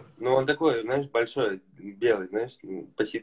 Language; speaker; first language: Russian; native; Russian